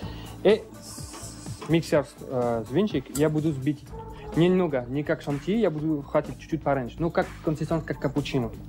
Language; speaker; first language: Russian; non-native, learner; French